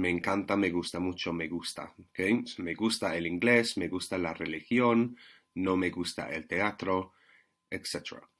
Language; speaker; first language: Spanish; non-native, fluent; English